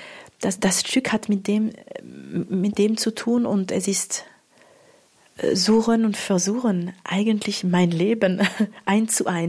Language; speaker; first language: German; non-native, local second language; French